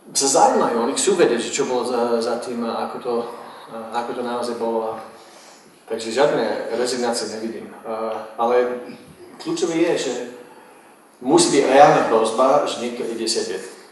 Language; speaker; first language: Slovak; non-native, fluent; English